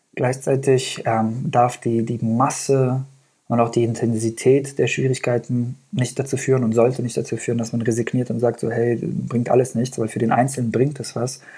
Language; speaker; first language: German; early bilingual, other home language; Persian